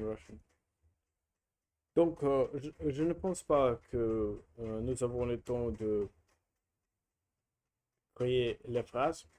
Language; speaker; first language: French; non-native, learner; Russian